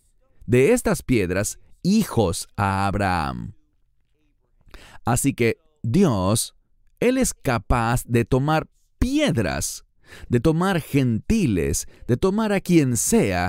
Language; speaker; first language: Spanish; native; Spanish